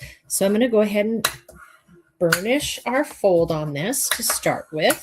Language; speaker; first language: English; native; English